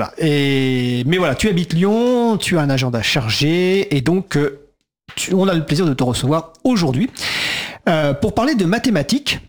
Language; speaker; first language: French; native; French